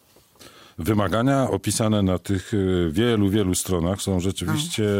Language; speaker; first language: Polish; native; Polish